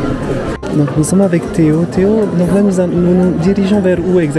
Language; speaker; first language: French; native; French